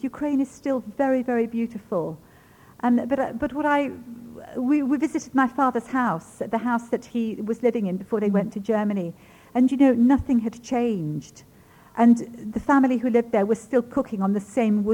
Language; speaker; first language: English; non-native, local second language; Ukrainian